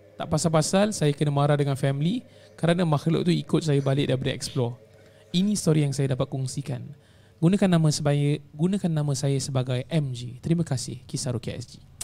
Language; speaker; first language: Malay; native; Malay